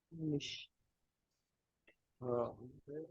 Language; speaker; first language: German; non-native, learner; Bangla